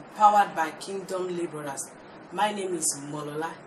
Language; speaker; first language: English; non-native, local second language; Yoruba